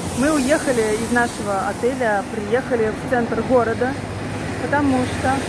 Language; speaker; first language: Russian; native; Russian